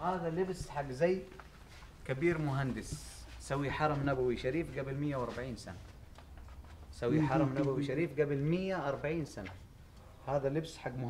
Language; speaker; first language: Arabic; non-native, learner; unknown